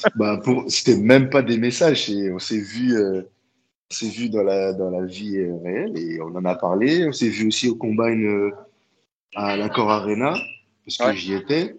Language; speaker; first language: French; native; French